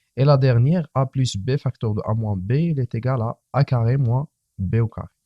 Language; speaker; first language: French; non-native, local second language; Arabic